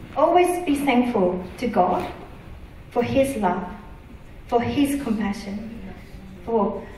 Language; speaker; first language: English; non-native, fluent; Japanese